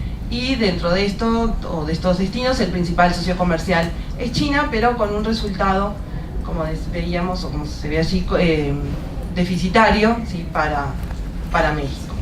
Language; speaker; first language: Spanish; native; Spanish